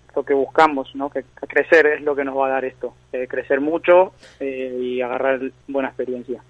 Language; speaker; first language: Spanish; native; Spanish